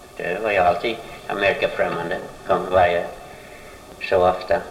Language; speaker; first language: Swedish; early bilingual, heritage; Swedish